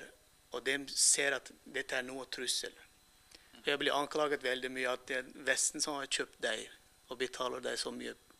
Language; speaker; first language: Norwegian; non-native, fluent; Turkmen